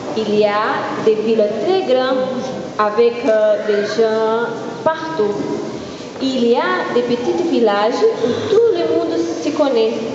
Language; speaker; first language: French; non-native, learner; Portuguese